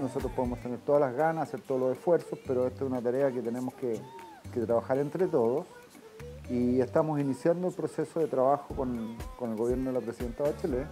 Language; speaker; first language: Spanish; native; Spanish